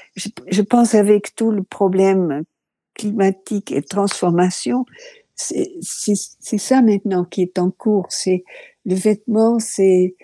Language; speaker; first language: French; non-native, fluent; Dutch